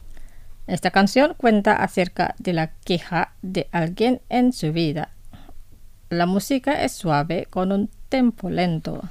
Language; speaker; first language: Spanish; non-native, fluent; Indonesian